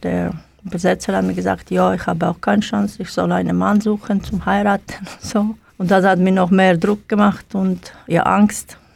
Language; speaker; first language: German; non-native, learner; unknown